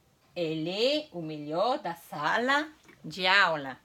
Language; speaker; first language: Portuguese; non-native, fluent; French